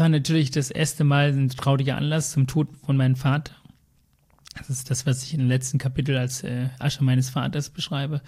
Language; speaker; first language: German; early bilingual, other home language; Tamil